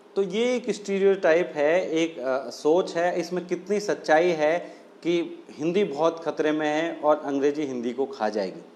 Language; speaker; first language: Hindi; non-native, local second language; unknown